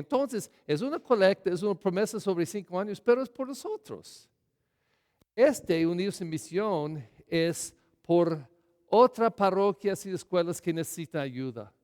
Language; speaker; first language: Spanish; non-native, fluent; English